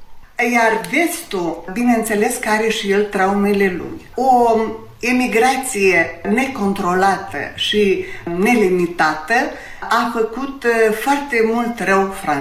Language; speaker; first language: Romanian; native; Romanian